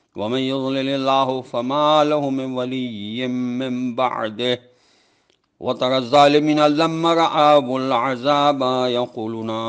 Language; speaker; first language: Arabic; non-native, fluent; Urdu